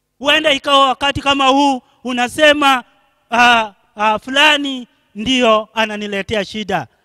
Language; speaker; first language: Swahili; non-native, local second language; Luo (Kenya and Tanzania)